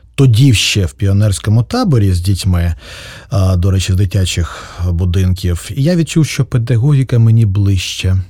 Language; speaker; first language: Ukrainian; native; Ukrainian